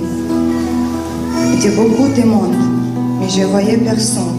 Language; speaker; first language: French; non-native, learner; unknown